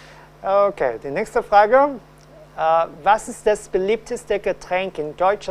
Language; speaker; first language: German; non-native, fluent; Cantonese